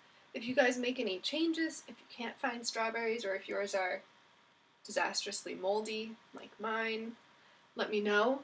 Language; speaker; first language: English; native; English